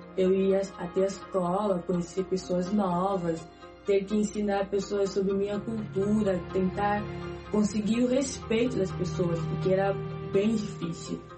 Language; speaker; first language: Portuguese; native; Portuguese